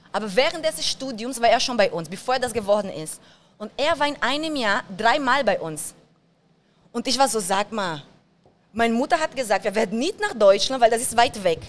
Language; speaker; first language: German; non-native, fluent; Portuguese